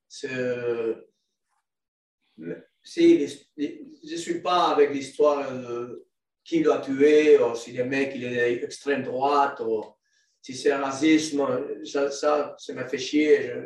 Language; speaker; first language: French; non-native, learner; Spanish